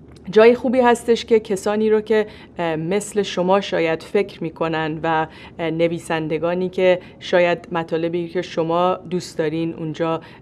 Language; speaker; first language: Persian; native; Persian